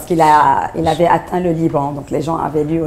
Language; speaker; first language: French; non-native, local second language; Arabic